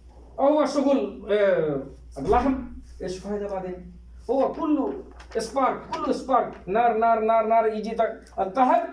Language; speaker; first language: Arabic; non-native, learner; Hindi